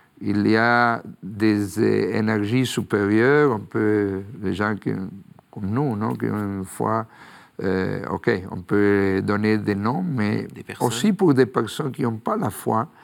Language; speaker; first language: French; non-native, fluent; Spanish